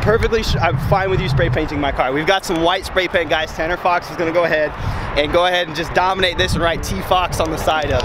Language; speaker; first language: English; native; English